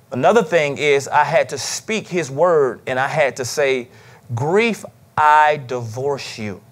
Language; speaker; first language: English; native; English